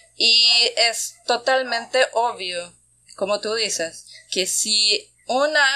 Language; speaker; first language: Spanish; non-native, fluent; German